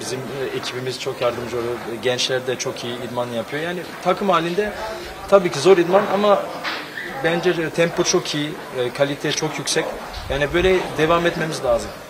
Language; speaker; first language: Turkish; early bilingual, heritage; Turkish